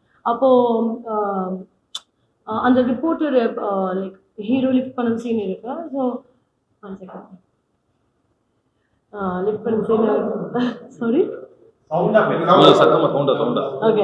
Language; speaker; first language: Tamil; non-native, fluent; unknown